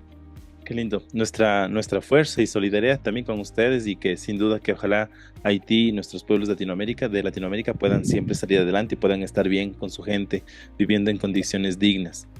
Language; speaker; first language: Spanish; native; Spanish